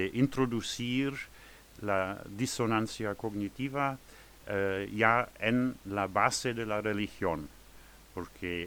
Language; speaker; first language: Spanish; non-native, fluent; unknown